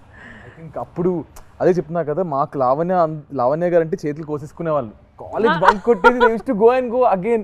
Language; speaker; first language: Telugu; native; Telugu